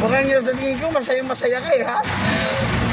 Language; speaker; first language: Filipino; native; Filipino